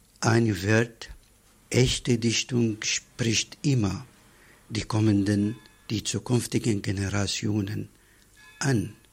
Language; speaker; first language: German; non-native, fluent; Arabic